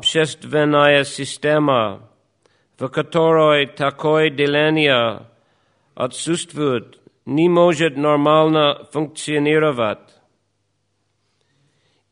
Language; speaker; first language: Russian; non-native, fluent; English